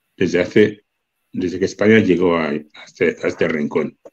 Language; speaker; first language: Spanish; non-native, local second language; Fang